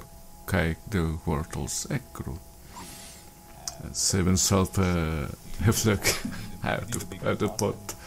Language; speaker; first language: Dutch; non-native, learner; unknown